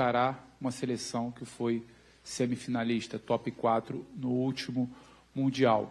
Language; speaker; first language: Portuguese; native; Portuguese